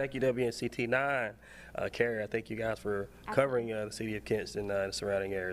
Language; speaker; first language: English; native; English